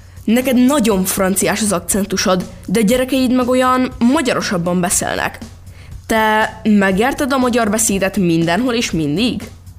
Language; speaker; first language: Hungarian; native; Hungarian